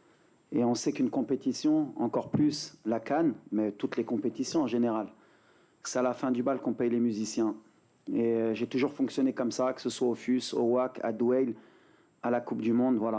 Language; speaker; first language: French; native; French